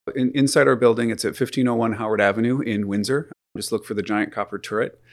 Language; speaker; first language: English; native; English